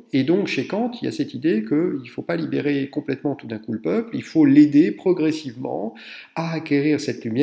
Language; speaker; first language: French; native; French